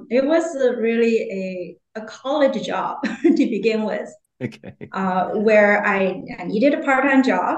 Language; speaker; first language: English; non-native, fluent; Chinese